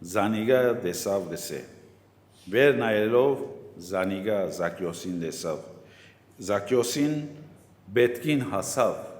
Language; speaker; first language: Armenian; native; Armenian